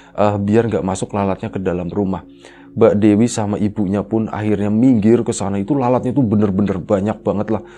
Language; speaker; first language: Indonesian; native; Indonesian